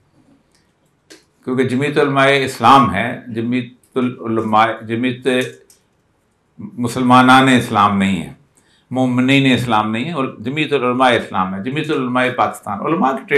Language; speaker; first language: Urdu; native; Urdu